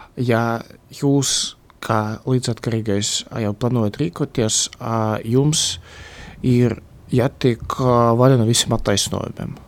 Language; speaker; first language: Latvian; non-native, local second language; Russian